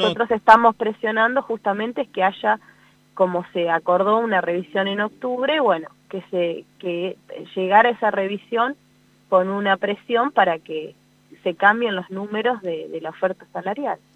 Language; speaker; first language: Spanish; native; Spanish